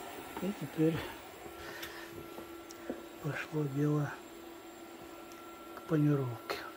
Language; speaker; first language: Russian; native; Russian